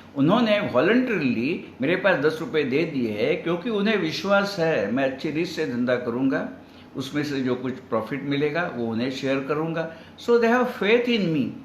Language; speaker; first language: Hindi; non-native, local second language; Marathi